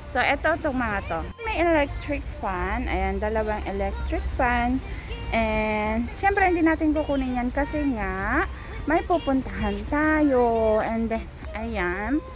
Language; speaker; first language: Filipino; native; Filipino